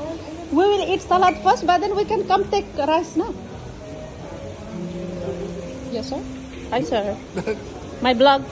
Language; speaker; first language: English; non-native, learner; Nepali